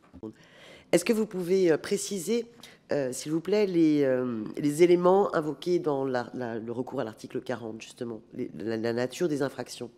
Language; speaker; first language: French; native; French